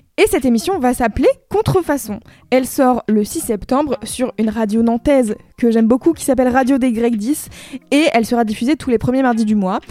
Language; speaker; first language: French; native; French